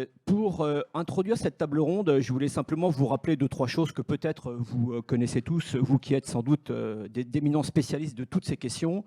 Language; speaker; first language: French; native; French